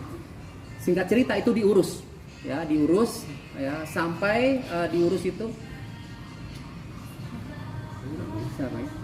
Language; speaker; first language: Indonesian; native; Indonesian